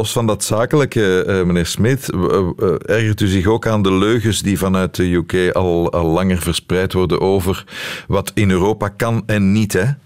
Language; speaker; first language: Dutch; native; Dutch